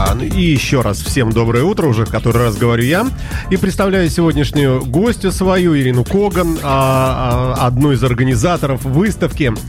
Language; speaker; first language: Russian; native; Russian